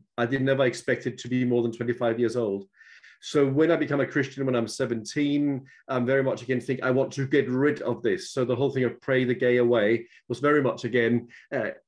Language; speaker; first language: English; non-native, fluent; Danish